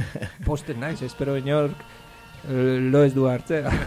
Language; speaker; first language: Basque; non-native, learner; Polish